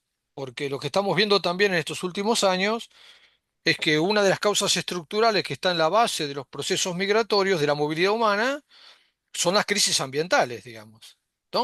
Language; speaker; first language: Spanish; native; Spanish